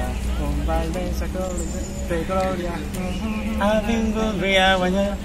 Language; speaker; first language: Spanish; non-native, learner; Korean